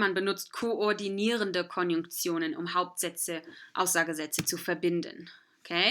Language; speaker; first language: German; non-native, fluent; English